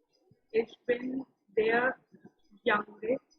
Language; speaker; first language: German; non-native, learner; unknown